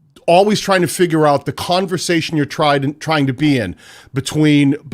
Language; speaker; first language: English; native; English